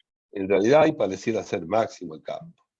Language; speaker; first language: Spanish; native; Spanish